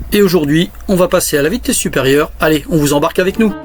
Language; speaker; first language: French; native; French